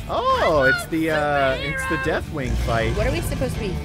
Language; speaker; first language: English; native; English